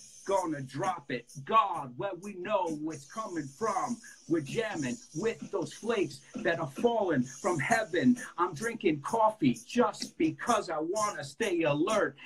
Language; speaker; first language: English; native; English